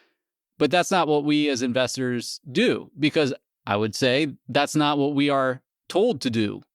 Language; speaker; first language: English; native; English